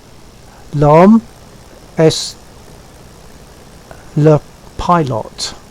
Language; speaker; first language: French; non-native, learner; English